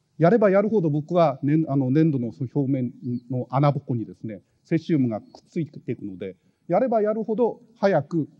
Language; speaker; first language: Japanese; native; Japanese